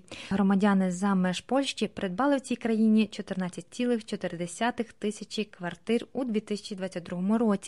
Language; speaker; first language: Ukrainian; native; Ukrainian